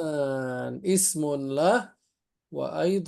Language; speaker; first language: Arabic; non-native, fluent; Indonesian